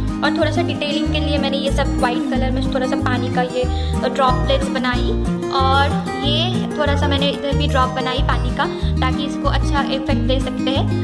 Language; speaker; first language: Hindi; non-native, local second language; Bangla